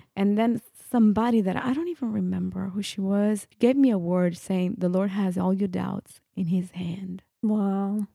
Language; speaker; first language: English; non-native, fluent; Italian